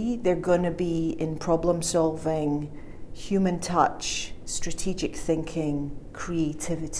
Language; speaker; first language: English; native; English